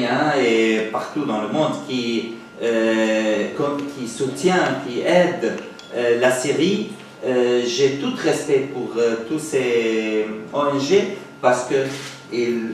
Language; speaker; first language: French; non-native, fluent; Arabic